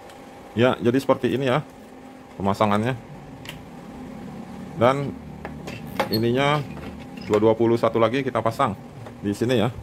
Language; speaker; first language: Indonesian; native; Indonesian